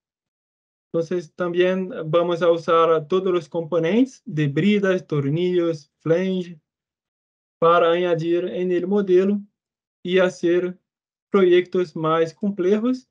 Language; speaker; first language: Spanish; non-native, fluent; Portuguese